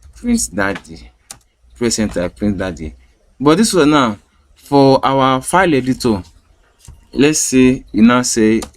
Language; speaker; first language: Nigerian Pidgin; native; Nigerian Pidgin